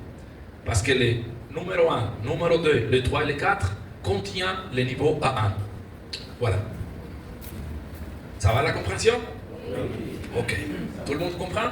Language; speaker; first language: French; non-native, fluent; Spanish